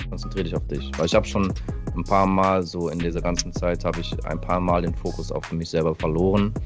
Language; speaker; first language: German; early bilingual, other home language; English